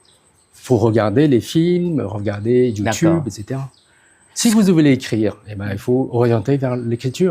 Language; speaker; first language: French; non-native, fluent; Khmer